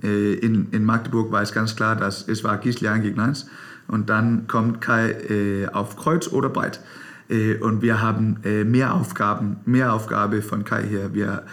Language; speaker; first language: German; non-native, learner; Danish